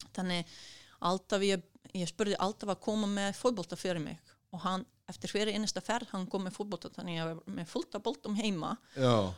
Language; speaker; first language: Icelandic; non-native, fluent; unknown